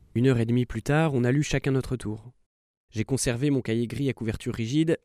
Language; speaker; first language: French; native; French